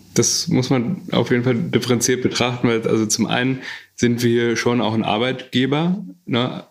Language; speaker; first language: German; native; German